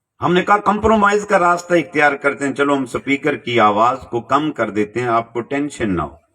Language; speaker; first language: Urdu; non-native, local second language; Punjabi